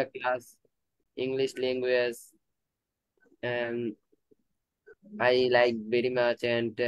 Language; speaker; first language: English; non-native, learner; Bangla